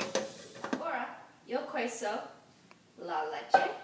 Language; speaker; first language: Spanish; non-native, learner; English